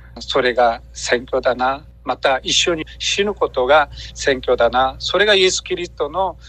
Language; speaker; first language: Japanese; non-native, fluent; Korean